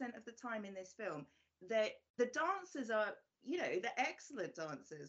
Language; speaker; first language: English; native; English